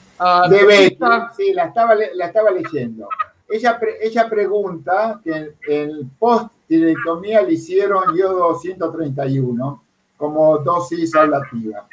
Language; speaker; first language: Spanish; native; Spanish